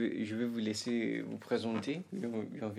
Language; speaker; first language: French; non-native, fluent; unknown